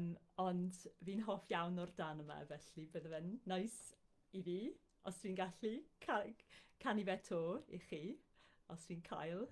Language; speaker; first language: Welsh; non-native, fluent; English